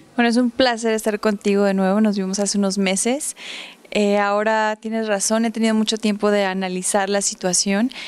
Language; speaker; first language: Spanish; early bilingual, heritage; Spanish